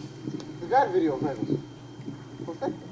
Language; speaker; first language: Spanish; non-native, learner; English